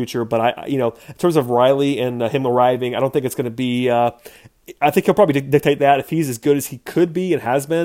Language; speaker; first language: English; native; English